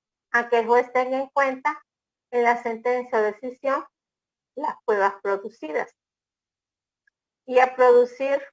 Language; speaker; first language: Spanish; native; Spanish